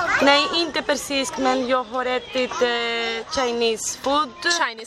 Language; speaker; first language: Swedish; non-native, learner; Greek